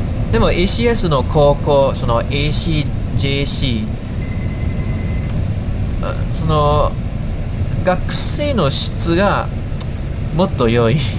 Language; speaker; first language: Japanese; non-native, fluent; English